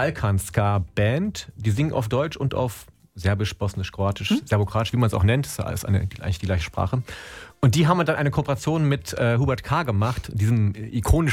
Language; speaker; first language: German; native; German